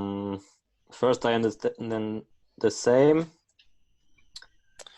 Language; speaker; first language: English; non-native, learner; French